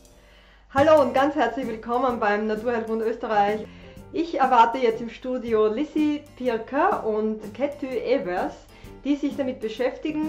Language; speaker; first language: German; native; German